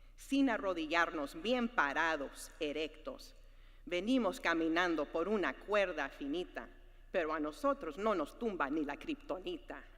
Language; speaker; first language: Spanish; early bilingual, other home language; English